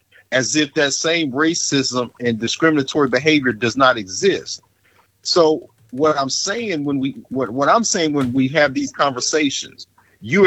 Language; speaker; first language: English; native; English